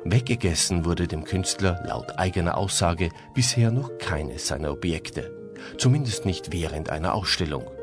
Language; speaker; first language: German; native; German